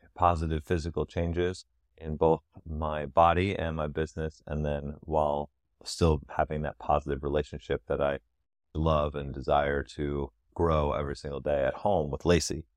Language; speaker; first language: English; native; English